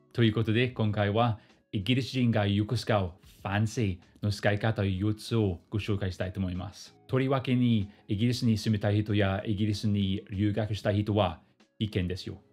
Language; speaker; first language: Japanese; non-native, fluent; English